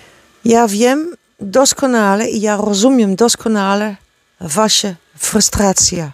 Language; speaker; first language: Polish; non-native, learner; Dutch